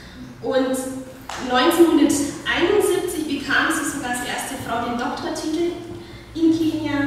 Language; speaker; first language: German; non-native, fluent; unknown